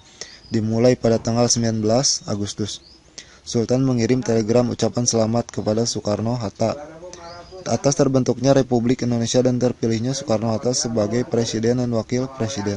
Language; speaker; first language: Indonesian; native; Indonesian